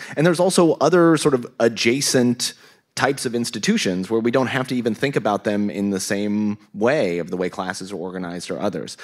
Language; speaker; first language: English; native; English